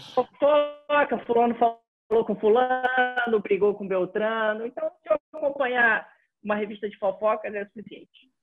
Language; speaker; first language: Portuguese; native; Portuguese